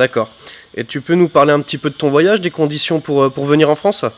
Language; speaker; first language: French; native; French